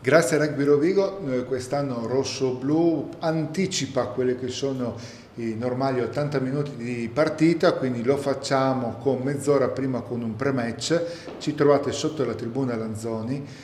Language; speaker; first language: Italian; native; Italian